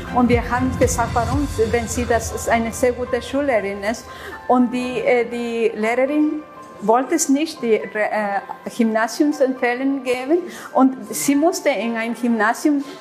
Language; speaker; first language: German; non-native, learner; Spanish